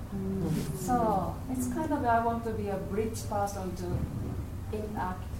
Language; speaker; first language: English; non-native, learner; Japanese